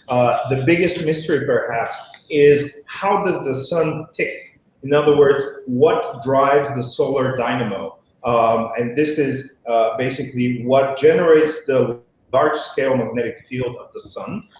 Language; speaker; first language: English; non-native, fluent; Bulgarian